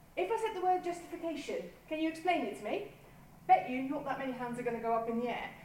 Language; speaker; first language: English; non-native, fluent; Dutch